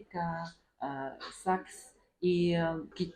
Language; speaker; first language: Russian; non-native, learner; Chinese